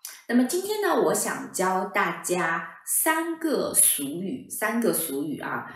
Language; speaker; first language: Chinese; native; Chinese